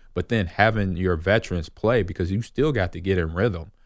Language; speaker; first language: English; native; English